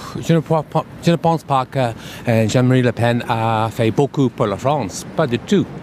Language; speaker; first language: French; non-native, fluent; English